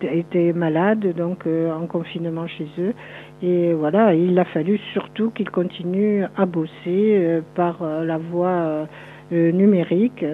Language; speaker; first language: French; native; French